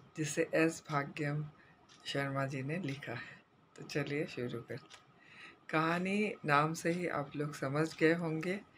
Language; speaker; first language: Hindi; native; Hindi